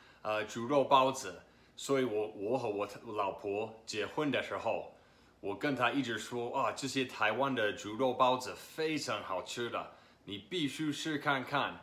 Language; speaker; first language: Chinese; non-native, fluent; English